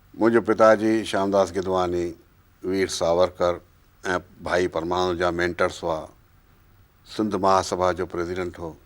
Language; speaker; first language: Sindhi; native; Sindhi